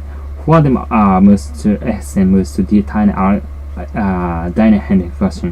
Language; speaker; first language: German; non-native, learner; Japanese